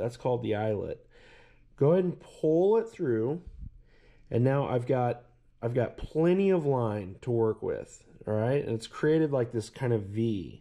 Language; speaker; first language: English; native; English